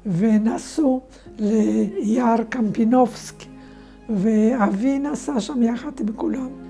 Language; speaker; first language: Hebrew; non-native, fluent; Polish